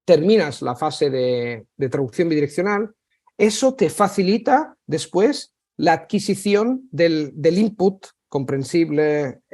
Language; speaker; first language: Spanish; non-native, fluent; Italian